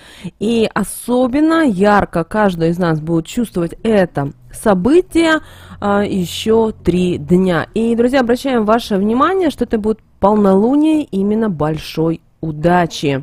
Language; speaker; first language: Russian; native; Russian